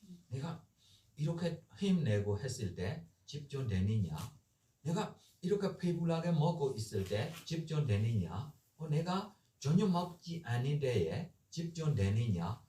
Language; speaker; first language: Korean; non-native, learner; Burmese